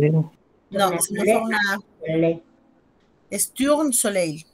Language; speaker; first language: Spanish; native; Spanish